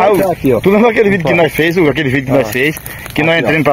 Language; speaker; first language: Portuguese; native; Portuguese